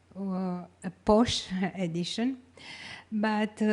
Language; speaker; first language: English; non-native, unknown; Romanian